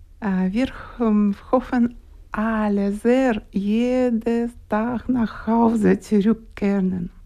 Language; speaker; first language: German; non-native, learner; Russian